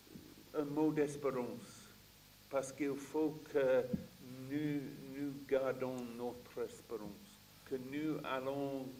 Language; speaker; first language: French; non-native, fluent; English